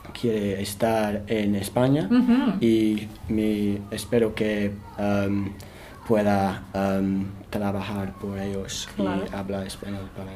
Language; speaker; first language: Spanish; non-native, learner; English